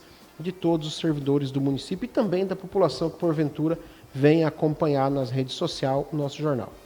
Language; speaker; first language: Portuguese; native; Portuguese